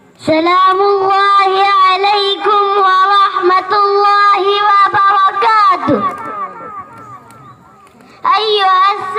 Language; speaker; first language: Arabic; non-native, learner; Urdu